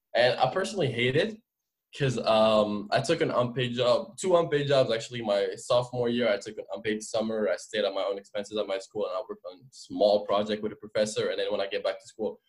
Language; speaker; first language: English; non-native, fluent; French